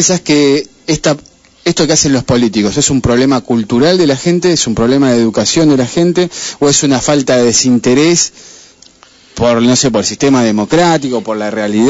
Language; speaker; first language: Spanish; native; Spanish